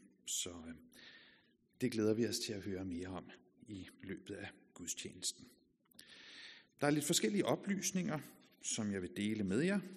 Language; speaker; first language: Danish; native; Danish